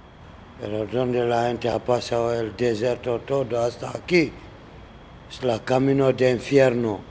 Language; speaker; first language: Spanish; non-native, learner; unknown